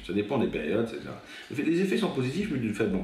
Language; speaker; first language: French; native; French